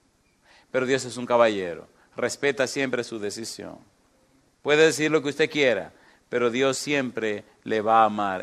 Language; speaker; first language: Spanish; native; Spanish